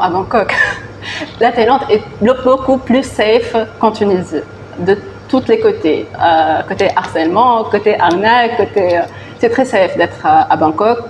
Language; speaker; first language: French; non-native, local second language; Arabic